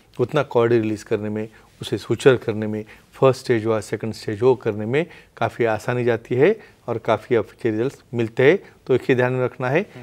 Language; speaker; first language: Hindi; non-native, local second language; Marathi